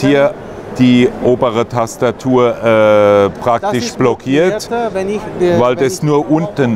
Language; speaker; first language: German; native; German